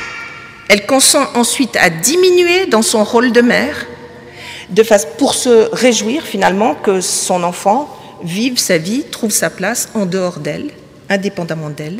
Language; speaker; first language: French; native; French